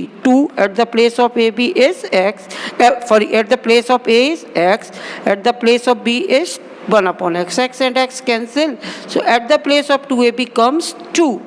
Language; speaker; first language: English; non-native, local second language; Hindi